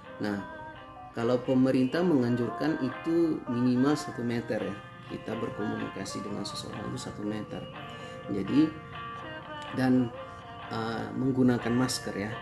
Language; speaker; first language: Indonesian; native; Indonesian